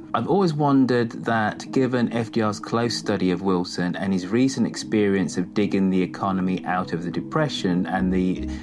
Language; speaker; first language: English; native; English